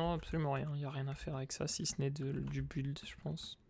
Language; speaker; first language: French; native; French